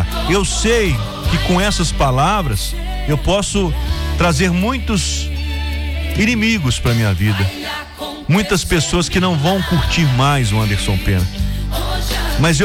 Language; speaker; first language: Portuguese; native; Portuguese